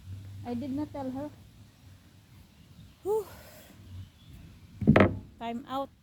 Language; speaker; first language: English; non-native, local second language; Filipino